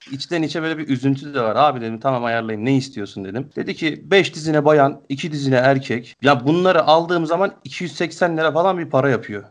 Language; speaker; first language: Turkish; native; Turkish